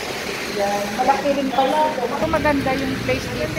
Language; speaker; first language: Filipino; native; Filipino